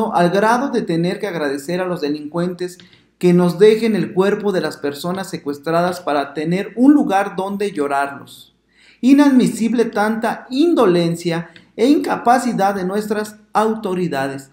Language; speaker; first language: Spanish; native; Spanish